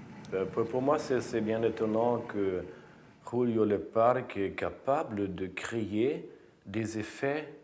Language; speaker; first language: French; non-native, fluent; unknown